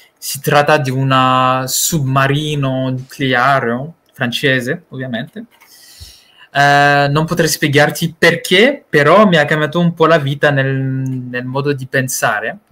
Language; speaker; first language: Italian; non-native, learner; Malagasy